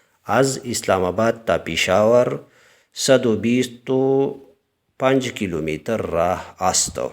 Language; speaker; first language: Persian; non-native, fluent; Urdu